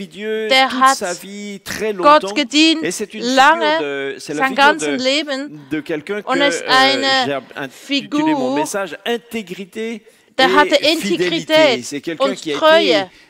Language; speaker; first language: German; non-native, fluent; French